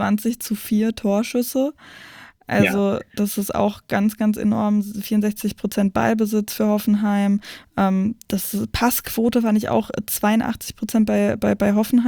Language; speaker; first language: German; native; German